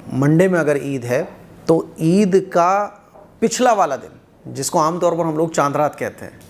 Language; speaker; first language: Hindi; native; Hindi